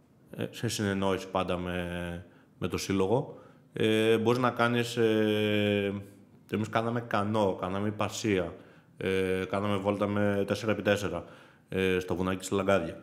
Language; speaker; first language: Greek; native; Greek